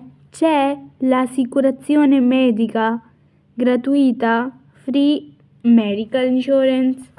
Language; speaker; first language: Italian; non-native, fluent; Urdu